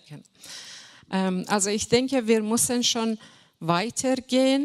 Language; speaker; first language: German; non-native, learner; Persian